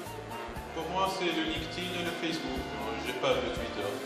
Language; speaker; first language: French; non-native, local second language; Arabic